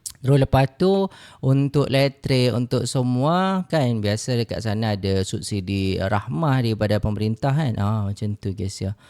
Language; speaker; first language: Indonesian; native; Indonesian